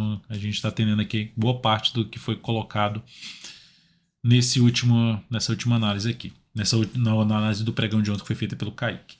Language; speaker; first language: Portuguese; native; Portuguese